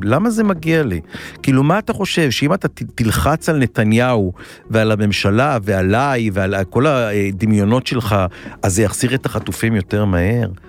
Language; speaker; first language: Hebrew; native; Hebrew